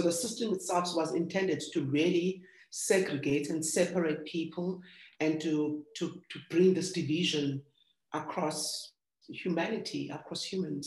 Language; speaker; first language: English; non-native, local second language; Xhosa